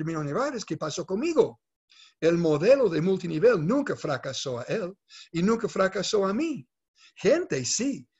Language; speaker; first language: Spanish; non-native, fluent; English